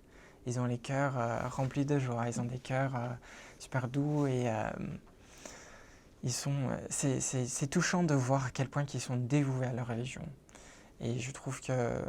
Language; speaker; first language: French; non-native, fluent; English